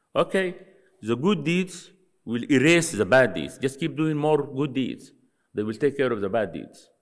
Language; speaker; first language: English; non-native, fluent; Arabic